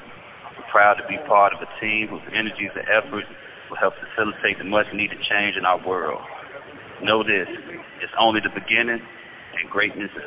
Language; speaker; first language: English; native; English